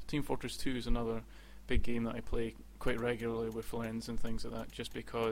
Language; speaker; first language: English; native; English